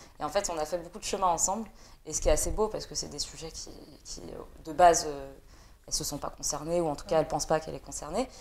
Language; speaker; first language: French; early bilingual, other home language; Vietnamese